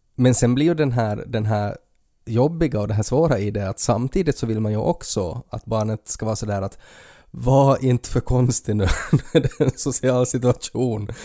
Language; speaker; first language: Swedish; native; Swedish